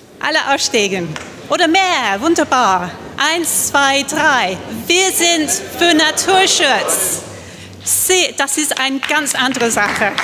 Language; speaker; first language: German; non-native, fluent; English